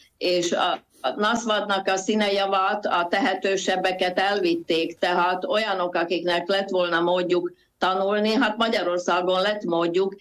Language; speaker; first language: Hungarian; native; Hungarian